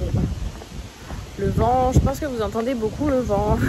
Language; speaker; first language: French; native; French